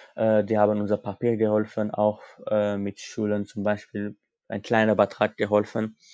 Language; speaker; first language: German; non-native, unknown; Armenian